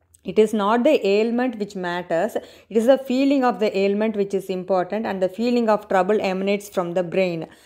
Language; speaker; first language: English; non-native, local second language; Tamil